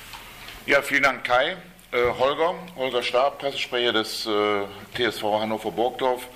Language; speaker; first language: German; native; German